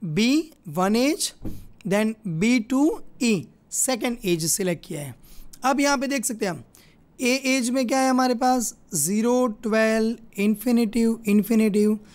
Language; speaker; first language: Hindi; non-native, local second language; Gujarati